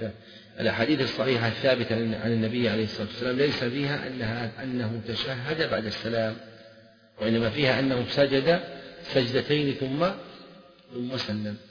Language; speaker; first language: Arabic; native; Arabic